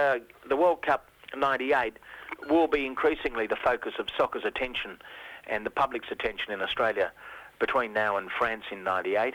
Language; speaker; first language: English; native; English